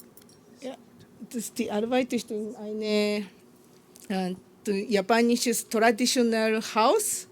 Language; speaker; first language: German; non-native, learner; Japanese